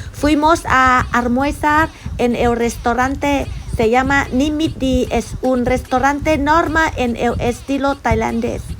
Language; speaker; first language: Spanish; non-native, learner; Thai